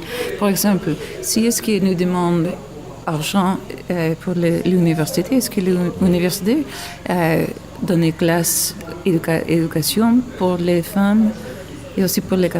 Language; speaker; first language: French; non-native, learner; English